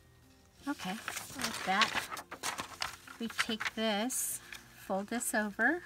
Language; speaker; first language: English; native; English